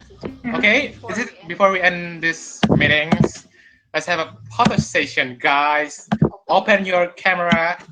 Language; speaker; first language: English; non-native, fluent; Indonesian